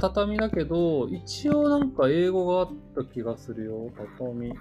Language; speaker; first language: Japanese; native; Japanese